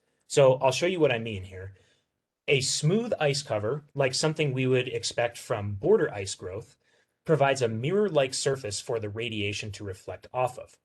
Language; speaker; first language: English; native; English